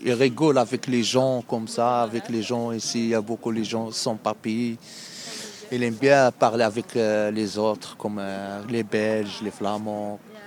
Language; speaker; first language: French; non-native, learner; Arabic